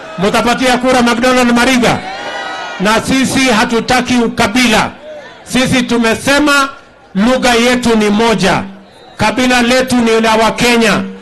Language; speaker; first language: Swahili; non-native, local second language; Kalenjin